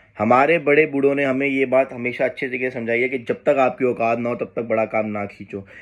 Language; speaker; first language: Hindi; native; Hindi